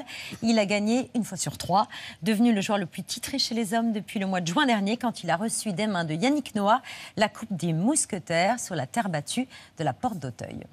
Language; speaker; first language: French; native; French